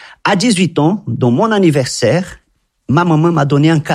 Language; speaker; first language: French; non-native, fluent; Portuguese